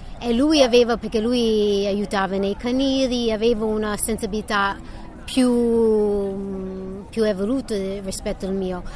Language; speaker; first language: Italian; non-native, fluent; English